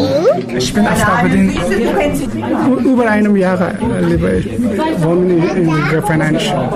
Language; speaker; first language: German; non-native, learner; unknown